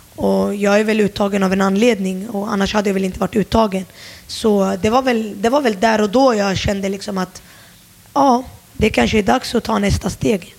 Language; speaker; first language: Swedish; early bilingual, other home language; Turoyo